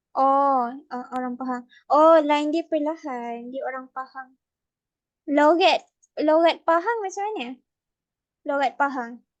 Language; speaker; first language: Malay; native; Malay